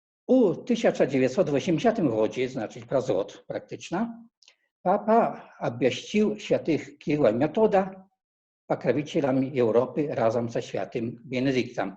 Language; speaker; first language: Polish; non-native, learner; Belarusian